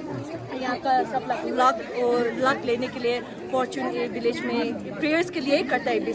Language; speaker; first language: Hindi; non-native, local second language; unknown